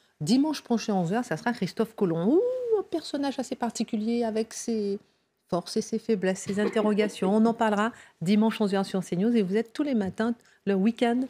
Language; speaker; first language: French; native; French